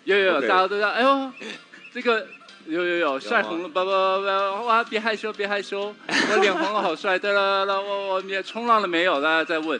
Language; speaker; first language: Chinese; native; Chinese